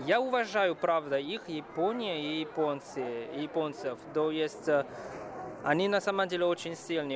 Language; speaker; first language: Russian; non-native, fluent; Chinese